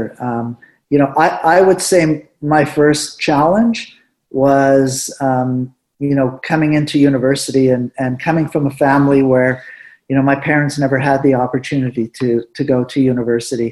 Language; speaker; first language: English; early bilingual, other home language; Spanish